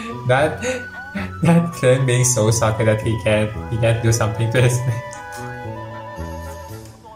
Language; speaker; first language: English; non-native, local second language; Filipino